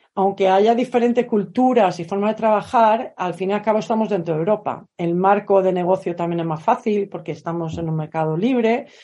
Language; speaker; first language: Spanish; non-native, fluent; Swedish